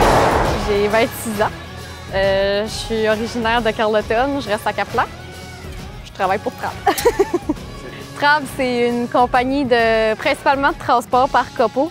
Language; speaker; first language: French; native; French